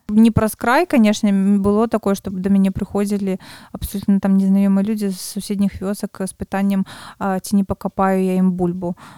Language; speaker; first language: Belarusian; non-native, local second language; Russian